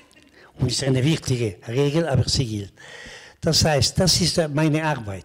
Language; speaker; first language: German; non-native, local second language; Italian